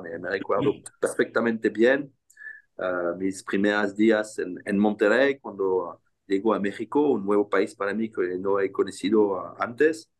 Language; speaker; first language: Spanish; non-native, fluent; French